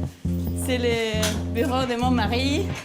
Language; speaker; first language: French; non-native, fluent; Spanish